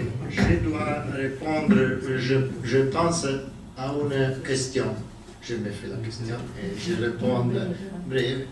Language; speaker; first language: French; non-native, learner; Italian